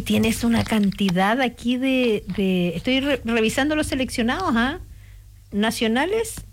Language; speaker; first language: Spanish; native; Spanish